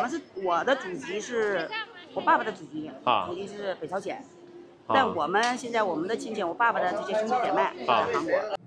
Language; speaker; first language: Chinese; non-native, local second language; Korean